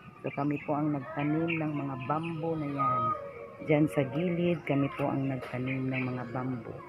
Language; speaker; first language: Filipino; non-native, local second language; Cebuano